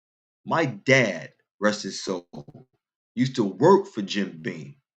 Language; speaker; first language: English; native; English